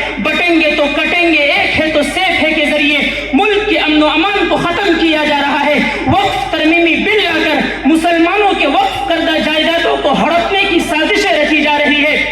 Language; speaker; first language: Urdu; native; Urdu